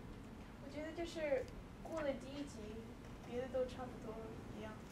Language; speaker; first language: Chinese; non-native, learner; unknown